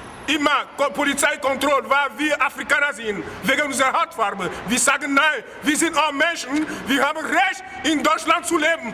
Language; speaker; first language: German; non-native, learner; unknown